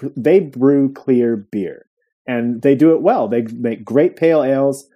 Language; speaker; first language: English; native; English